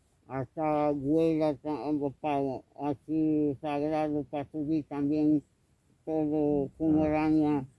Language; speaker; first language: Spanish; non-native, local second language; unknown